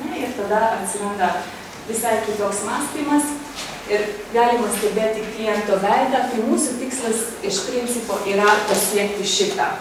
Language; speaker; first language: Lithuanian; non-native, fluent; Hungarian